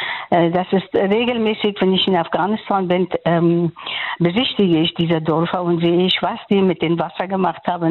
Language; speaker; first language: German; non-native, fluent; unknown